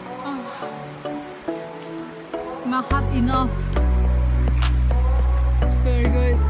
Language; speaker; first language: English; non-native, learner; Indonesian